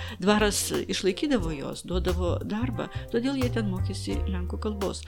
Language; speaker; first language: Lithuanian; non-native, local second language; Polish